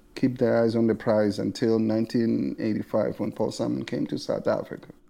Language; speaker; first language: English; non-native, local second language; Zulu